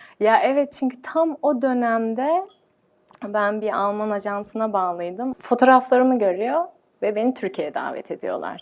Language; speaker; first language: Turkish; early bilingual, heritage; Turkish